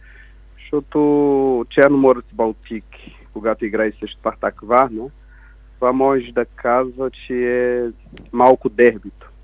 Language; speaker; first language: Bulgarian; non-native, learner; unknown